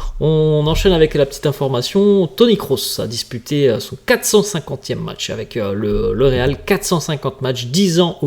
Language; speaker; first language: French; native; French